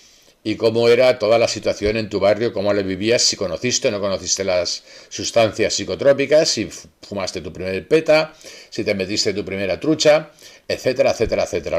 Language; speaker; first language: Spanish; native; Spanish